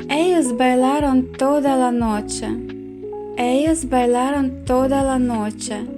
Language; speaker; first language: Spanish; non-native, fluent; Ukrainian